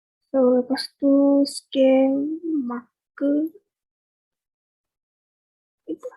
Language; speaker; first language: Malay; native; Malay